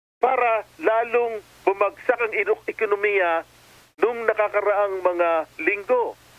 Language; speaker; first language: Filipino; native; Filipino